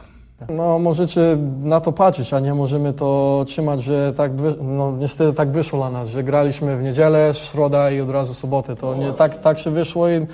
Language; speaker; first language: Polish; early bilingual, heritage; English